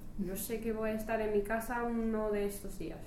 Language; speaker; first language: Spanish; non-native, learner; French